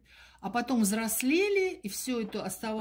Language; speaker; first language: Russian; native; Russian